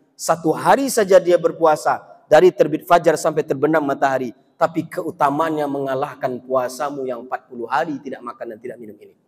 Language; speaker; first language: Indonesian; non-native, local second language; Minangkabau